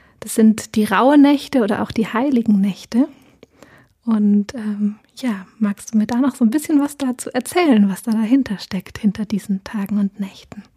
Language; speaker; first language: German; native; German